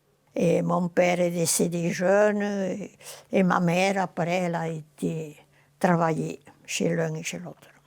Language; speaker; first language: French; non-native, local second language; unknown